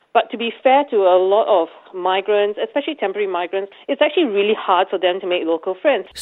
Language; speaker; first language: English; native; English